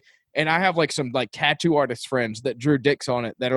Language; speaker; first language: English; native; English